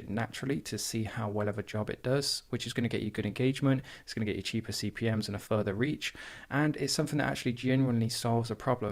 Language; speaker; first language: English; native; English